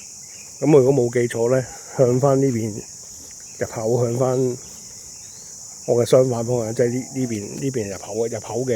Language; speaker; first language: Chinese; native; Chinese